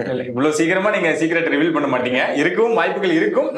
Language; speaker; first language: Tamil; native; Tamil